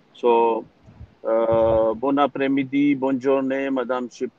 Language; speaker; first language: French; non-native, learner; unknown